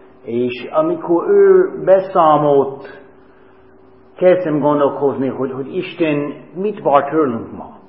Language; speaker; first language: Hungarian; non-native, fluent; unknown